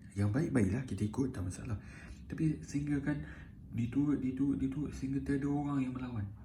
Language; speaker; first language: Malay; native; Malay